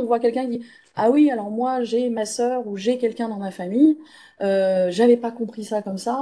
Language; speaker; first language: French; native; French